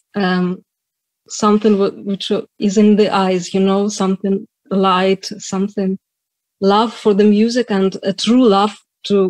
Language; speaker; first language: English; non-native, fluent; Ukrainian